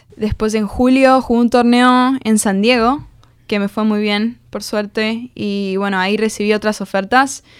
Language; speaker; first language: Spanish; native; Spanish